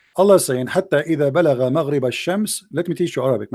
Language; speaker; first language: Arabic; native; Arabic